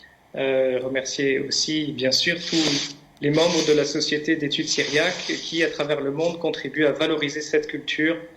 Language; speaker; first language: French; native; French